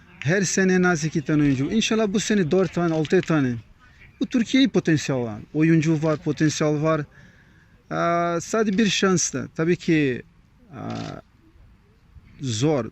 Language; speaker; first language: Turkish; non-native, learner; Portuguese